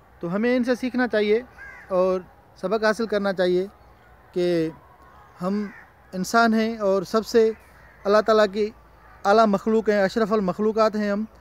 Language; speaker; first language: Urdu; non-native, local second language; Sindhi